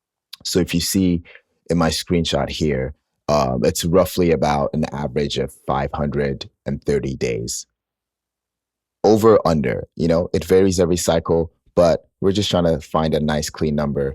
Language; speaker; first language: English; native; English